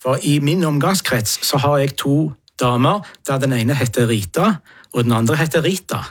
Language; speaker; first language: Norwegian; native; Norwegian